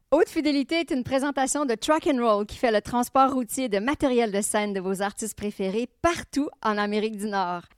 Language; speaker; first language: French; native; French